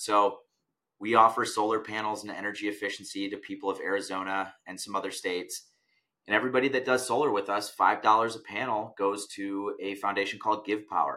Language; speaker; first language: English; native; English